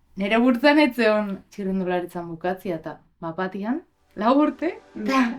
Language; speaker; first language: Basque; native; Basque